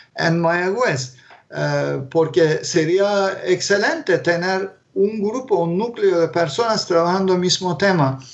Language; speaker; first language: Spanish; non-native, fluent; Turkish